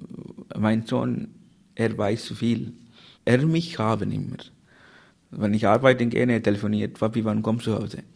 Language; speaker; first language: German; non-native, learner; Tamil